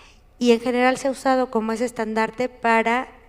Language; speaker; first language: Spanish; native; Spanish